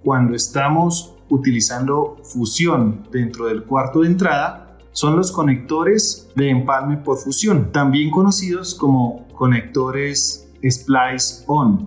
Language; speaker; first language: Spanish; native; Spanish